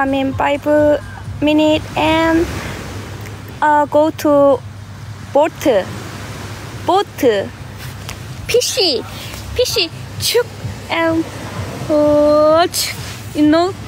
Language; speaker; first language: English; non-native, learner; Thai